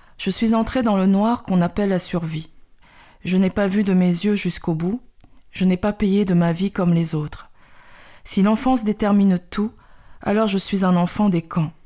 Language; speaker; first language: French; early bilingual, other home language; Khmer